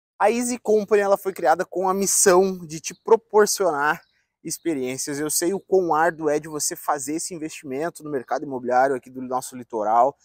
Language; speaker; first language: Portuguese; native; Portuguese